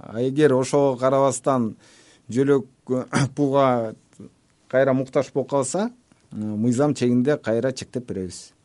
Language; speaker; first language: Kyrgyz; native; Kyrgyz